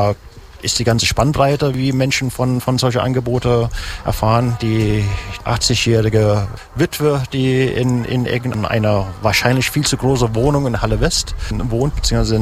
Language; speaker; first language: German; native; German